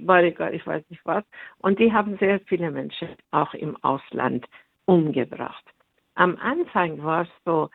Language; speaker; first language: German; non-native, fluent; Persian